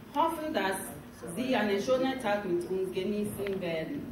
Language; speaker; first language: German; non-native, fluent; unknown